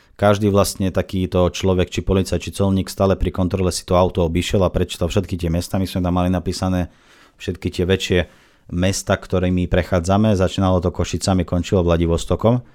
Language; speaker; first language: Slovak; non-native, fluent; Russian